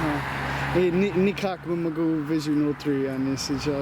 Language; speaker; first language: Russian; non-native, learner; English